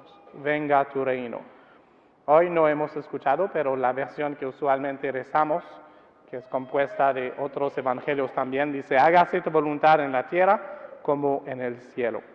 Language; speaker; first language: Spanish; non-native, fluent; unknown